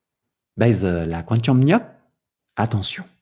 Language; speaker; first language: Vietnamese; non-native, learner; French